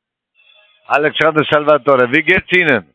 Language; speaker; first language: German; non-native, learner; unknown